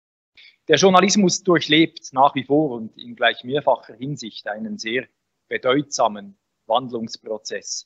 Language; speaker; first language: German; native; German